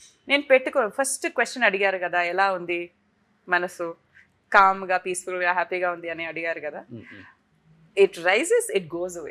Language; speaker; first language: Telugu; non-native, fluent; Tamil